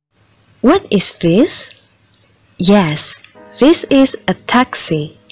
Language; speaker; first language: English; non-native, fluent; Indonesian